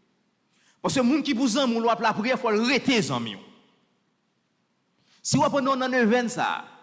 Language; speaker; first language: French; non-native, local second language; Haitian Creole